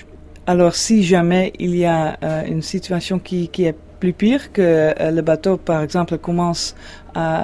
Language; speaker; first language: French; non-native, fluent; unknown